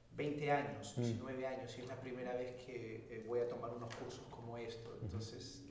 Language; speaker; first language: Spanish; native; Spanish